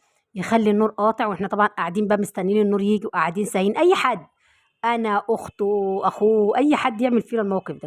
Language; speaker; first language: Arabic; native; Arabic